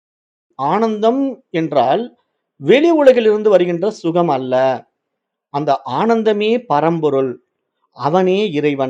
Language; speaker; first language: Tamil; native; Tamil